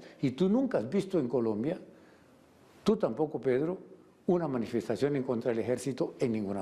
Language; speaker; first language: Spanish; native; Spanish